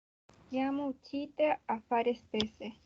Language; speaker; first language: Italian; non-native, learner; Spanish